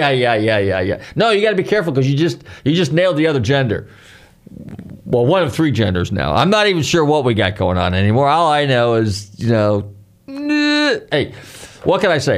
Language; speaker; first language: English; native; English